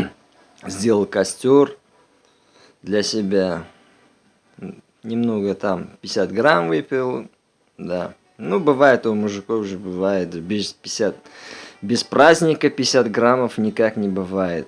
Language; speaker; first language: Russian; non-native, local second language; Uzbek